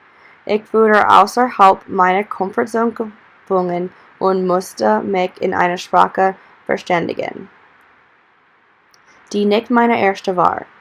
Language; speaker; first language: German; non-native, learner; English